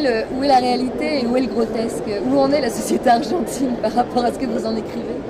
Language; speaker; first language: French; native; French